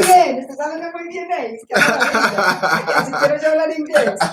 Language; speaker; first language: Spanish; native; Spanish